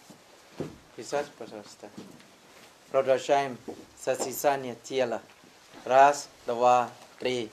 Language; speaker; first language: Russian; non-native, learner; Thai